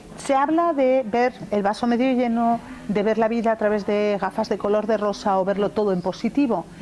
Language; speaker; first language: Spanish; early bilingual, other home language; English